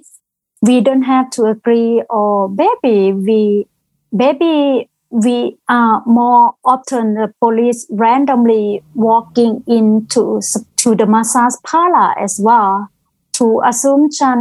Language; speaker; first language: English; non-native, learner; Thai